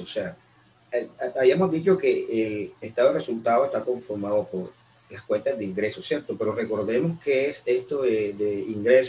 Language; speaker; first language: Spanish; native; Spanish